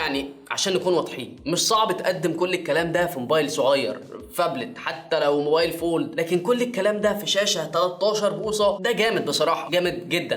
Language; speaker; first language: Arabic; native; Arabic